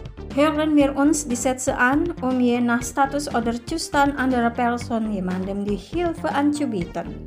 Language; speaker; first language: German; non-native, fluent; Indonesian